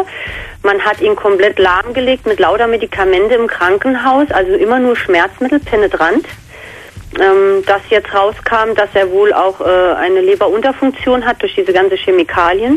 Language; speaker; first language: German; native; German